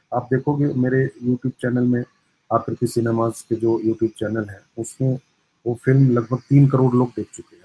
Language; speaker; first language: Hindi; native; Hindi